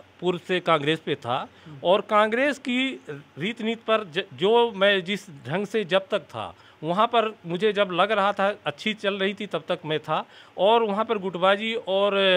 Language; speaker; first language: Hindi; native; Hindi